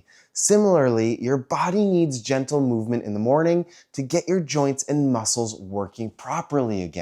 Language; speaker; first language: English; native; English